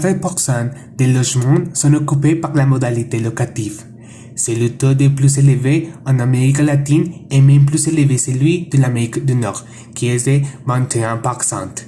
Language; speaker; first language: French; non-native, learner; Spanish